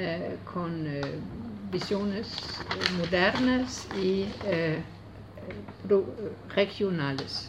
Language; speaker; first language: Spanish; non-native, learner; Danish